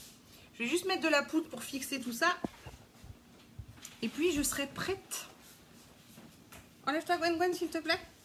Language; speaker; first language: French; native; French